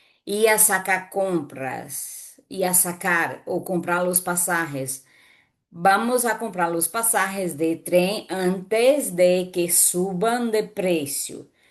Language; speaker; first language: Spanish; non-native, fluent; Portuguese